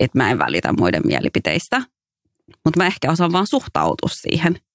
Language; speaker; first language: Finnish; early bilingual, other home language; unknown